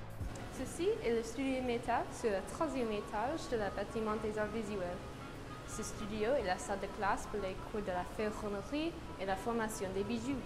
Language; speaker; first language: French; non-native, learner; English